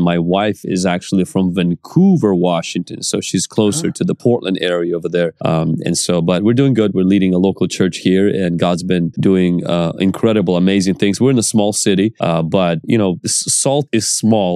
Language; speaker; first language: English; non-native, fluent; Ukrainian